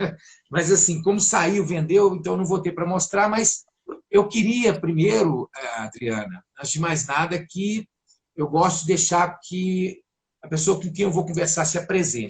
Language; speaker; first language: Portuguese; native; Portuguese